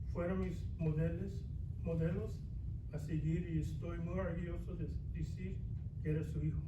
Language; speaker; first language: Spanish; early bilingual, other home language; English